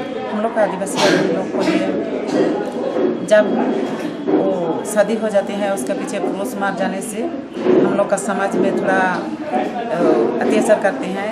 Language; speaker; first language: Hindi; non-native, local second language; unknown